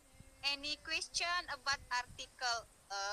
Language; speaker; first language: English; non-native, learner; Indonesian